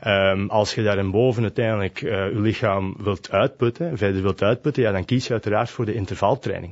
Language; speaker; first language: Dutch; native; Dutch